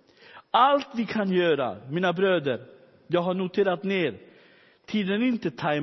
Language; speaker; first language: Swedish; non-native, fluent; Romany